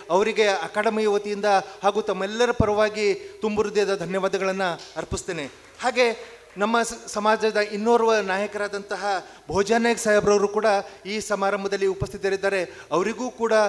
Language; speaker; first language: Kannada; non-native, local second language; Lambadi